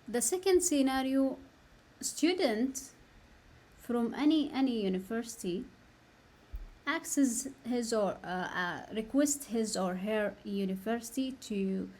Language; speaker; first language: English; non-native, learner; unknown